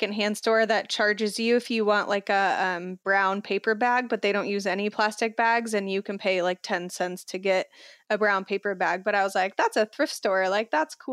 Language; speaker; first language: English; native; English